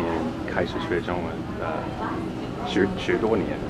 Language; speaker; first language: Chinese; non-native, learner; English